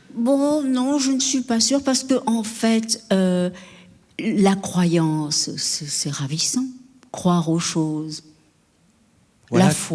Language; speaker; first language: French; native; French